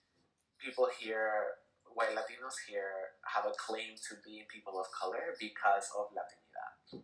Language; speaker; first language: English; early bilingual, other home language; Spanish